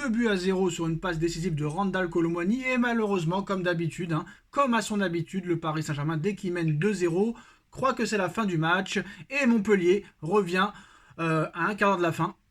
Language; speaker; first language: French; native; French